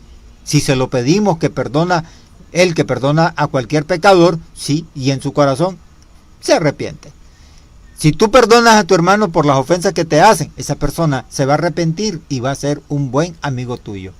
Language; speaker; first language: Spanish; native; Spanish